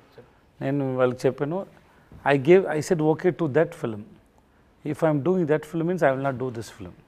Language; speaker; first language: Telugu; non-native, learner; Tamil